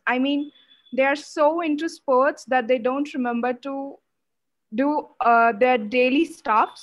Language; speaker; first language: English; non-native, local second language; Odia